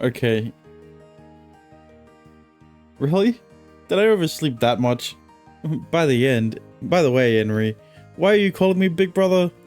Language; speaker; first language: English; native; English